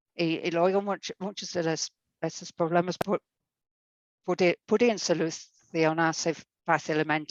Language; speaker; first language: Spanish; non-native, fluent; English